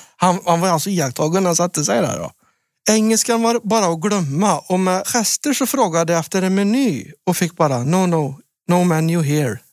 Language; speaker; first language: Swedish; native; Swedish